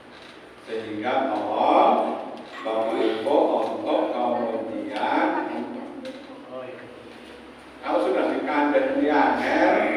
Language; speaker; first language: Indonesian; non-native, local second language; Javanese